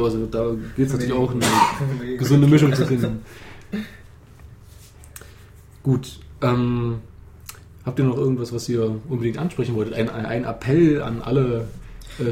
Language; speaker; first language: German; native; German